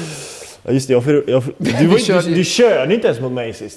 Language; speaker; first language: Swedish; native; Swedish